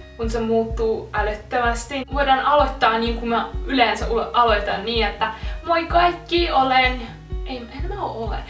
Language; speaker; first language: Finnish; non-native, fluent; Russian